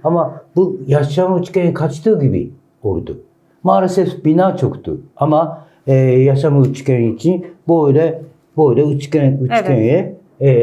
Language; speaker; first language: Turkish; non-native, learner; Japanese